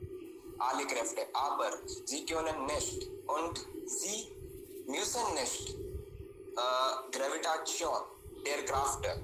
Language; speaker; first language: German; non-native, learner; Hindi